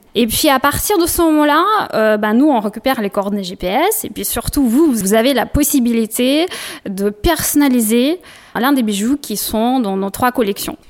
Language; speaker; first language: French; non-native, fluent; Russian